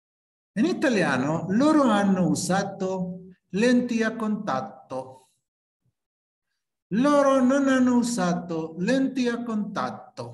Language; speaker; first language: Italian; non-native, fluent; Spanish